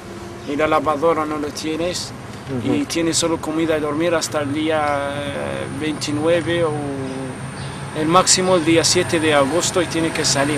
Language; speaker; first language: Spanish; non-native, learner; Arabic